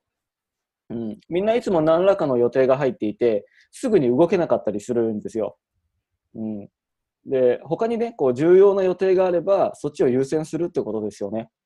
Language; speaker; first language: Japanese; native; Japanese